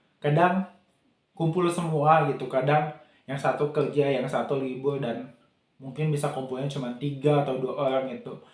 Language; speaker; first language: Indonesian; native; Indonesian